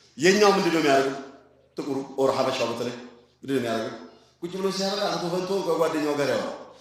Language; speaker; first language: Amharic; early bilingual, heritage; Amharic